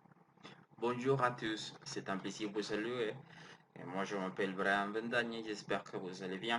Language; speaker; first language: French; non-native, learner; Spanish